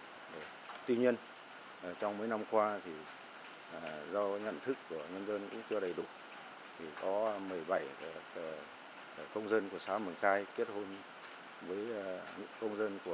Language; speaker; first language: Vietnamese; native; Vietnamese